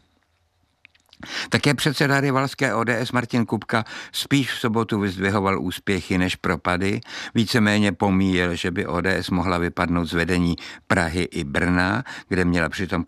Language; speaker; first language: Czech; native; Czech